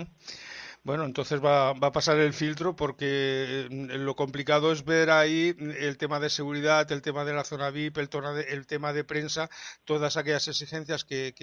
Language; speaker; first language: Spanish; native; Spanish